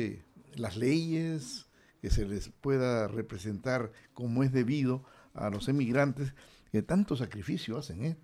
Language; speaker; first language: Spanish; native; Spanish